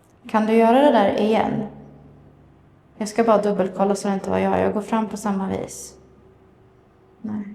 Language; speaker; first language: Swedish; native; Swedish